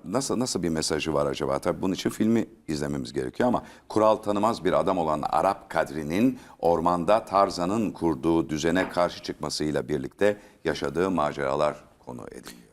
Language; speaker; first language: Turkish; native; Turkish